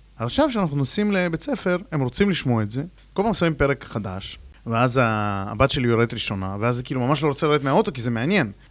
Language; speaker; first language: Hebrew; non-native, fluent; Russian